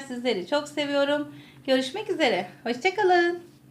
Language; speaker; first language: Turkish; native; Turkish